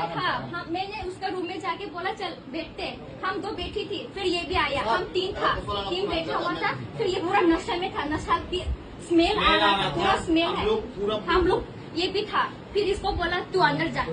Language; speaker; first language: Hindi; non-native, local second language; Kok Borok